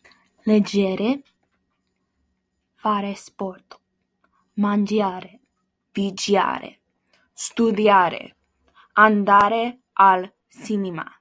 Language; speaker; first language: Italian; non-native, learner; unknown